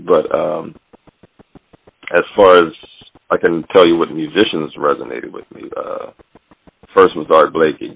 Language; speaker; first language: English; native; English